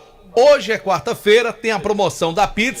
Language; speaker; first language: Portuguese; native; Portuguese